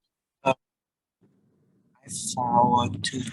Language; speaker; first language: English; non-native, learner; Vietnamese